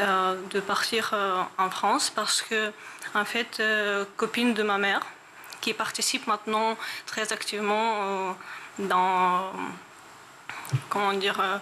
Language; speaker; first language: French; non-native, learner; Ukrainian